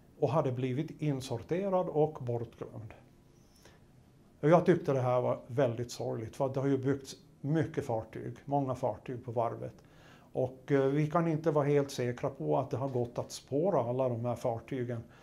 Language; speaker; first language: Swedish; native; Swedish